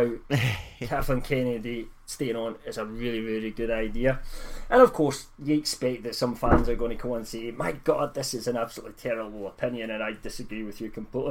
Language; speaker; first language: English; native; English